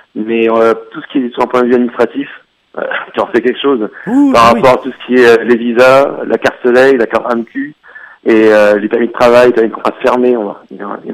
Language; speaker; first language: French; native; French